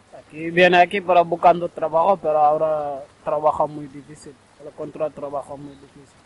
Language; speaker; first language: Spanish; non-native, learner; Wolof